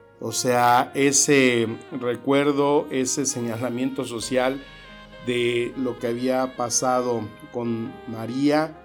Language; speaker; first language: Spanish; native; Spanish